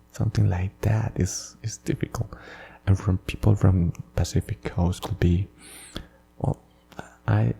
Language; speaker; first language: English; non-native, fluent; Spanish